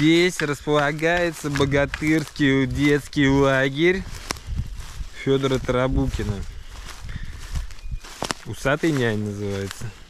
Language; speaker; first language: Russian; native; Russian